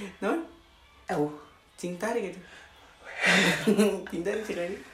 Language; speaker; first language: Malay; non-native, local second language; Sundanese